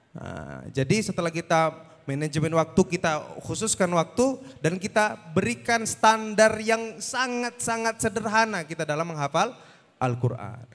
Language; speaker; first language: Indonesian; native; Indonesian